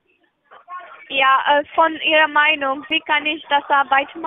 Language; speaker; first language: German; non-native, learner; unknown